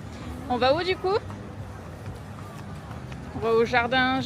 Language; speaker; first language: French; native; French